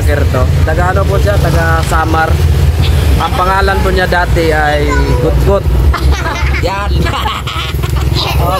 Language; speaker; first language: Filipino; non-native, local second language; Hiligaynon